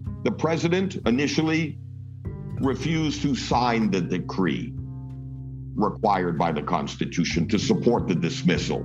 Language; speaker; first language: English; native; English